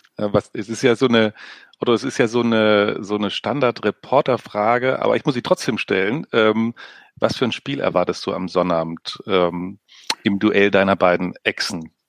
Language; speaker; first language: German; native; German